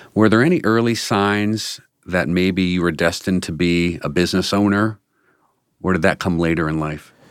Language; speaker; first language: English; native; English